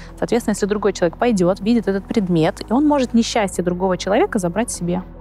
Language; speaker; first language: Russian; native; Russian